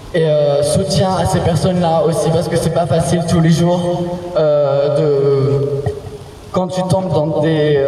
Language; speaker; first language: French; native; French